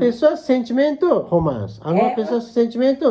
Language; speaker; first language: Portuguese; non-native, learner; Japanese